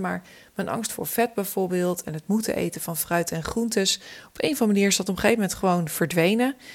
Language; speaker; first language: Dutch; native; Dutch